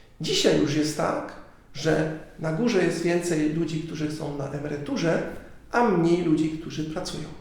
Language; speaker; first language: Polish; early bilingual, heritage; Polish